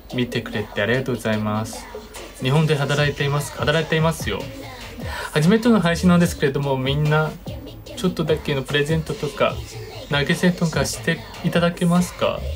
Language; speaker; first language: Japanese; non-native, fluent; Chinese